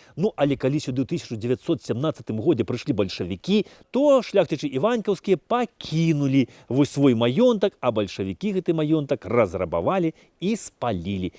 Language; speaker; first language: Belarusian; native; Belarusian